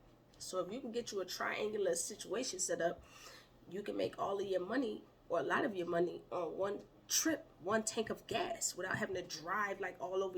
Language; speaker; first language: English; native; English